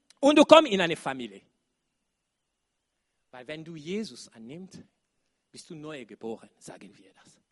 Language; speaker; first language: German; non-native, fluent; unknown